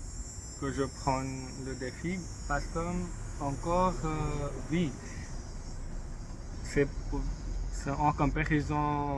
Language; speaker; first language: French; non-native, learner; English